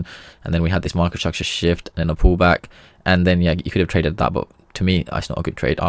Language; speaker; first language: English; native; English